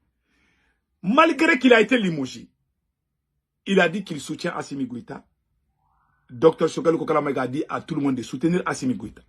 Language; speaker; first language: French; non-native, local second language; Bambara